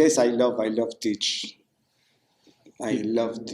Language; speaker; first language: English; non-native, learner; Spanish